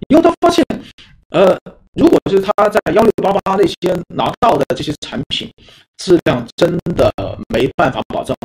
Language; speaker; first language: Chinese; native; Chinese